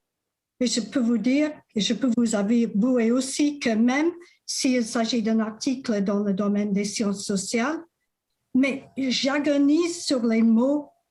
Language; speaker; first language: French; non-native, fluent; English